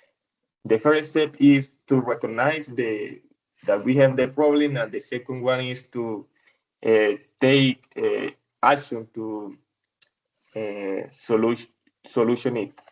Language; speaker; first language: English; non-native, learner; Spanish